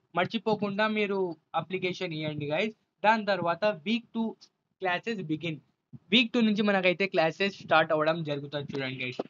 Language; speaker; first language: Telugu; non-native, local second language; Urdu